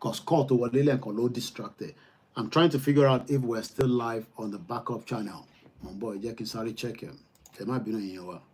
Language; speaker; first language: English; non-native, local second language; Yoruba